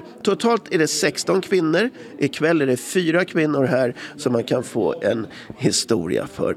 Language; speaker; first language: Swedish; native; Swedish